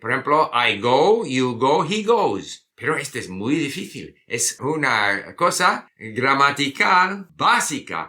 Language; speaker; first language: Spanish; non-native, fluent; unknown